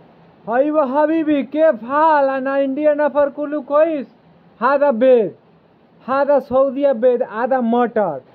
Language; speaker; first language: Arabic; non-native, learner; Hindi